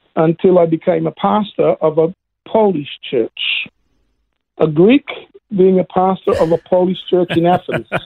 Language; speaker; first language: English; native; English